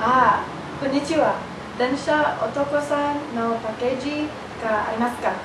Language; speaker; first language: Japanese; non-native, learner; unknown